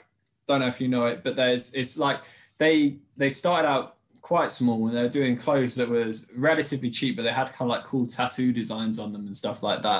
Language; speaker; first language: English; native; English